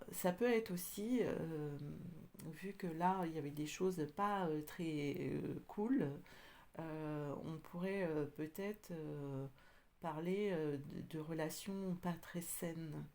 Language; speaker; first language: French; native; French